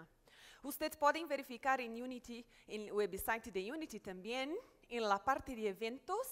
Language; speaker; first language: Spanish; non-native, fluent; Portuguese